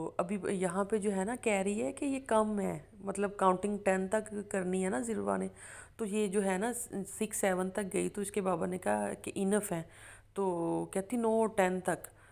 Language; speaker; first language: Urdu; non-native, local second language; Punjabi